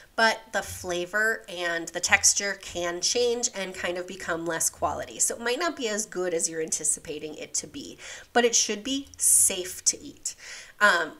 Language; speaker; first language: English; native; English